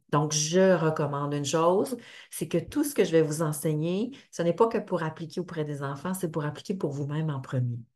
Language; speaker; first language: French; native; French